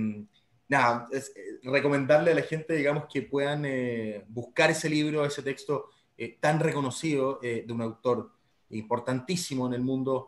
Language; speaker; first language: Spanish; native; Spanish